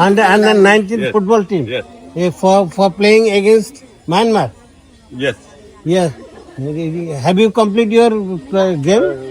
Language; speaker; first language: English; non-native, learner; Bangla